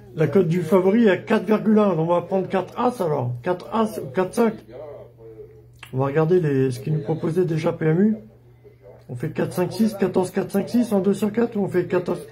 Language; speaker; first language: French; native; French